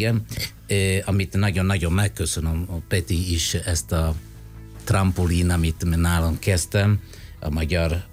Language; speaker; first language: Hungarian; non-native, fluent; Italian